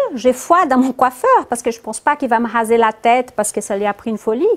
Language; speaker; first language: French; non-native, fluent; Portuguese